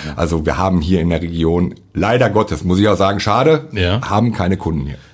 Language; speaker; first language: German; native; German